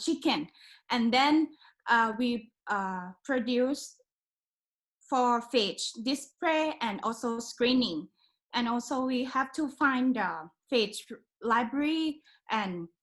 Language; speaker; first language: English; non-native, learner; Thai